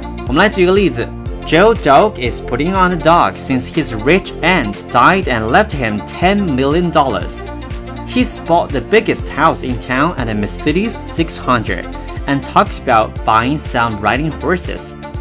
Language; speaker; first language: English; non-native, fluent; Chinese